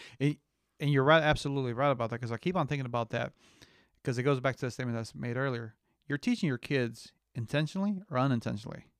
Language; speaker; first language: English; early bilingual, other home language; Spanish